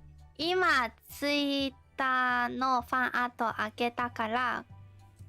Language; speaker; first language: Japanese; non-native, learner; English